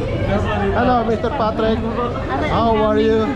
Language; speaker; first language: English; non-native, local second language; Filipino